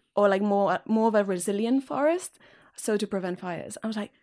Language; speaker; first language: English; non-native, fluent; Spanish